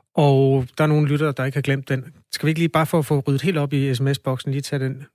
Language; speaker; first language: Danish; native; Danish